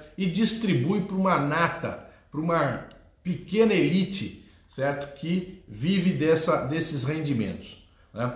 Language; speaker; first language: Portuguese; native; Portuguese